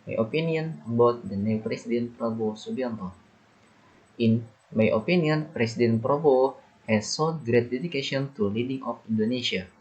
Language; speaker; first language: English; non-native, learner; Indonesian